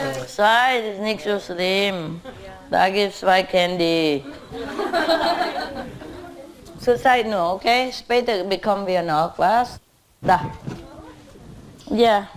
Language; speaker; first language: German; non-native, learner; Vietnamese